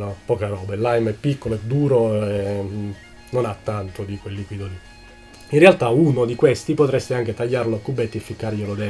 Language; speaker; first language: Italian; native; Italian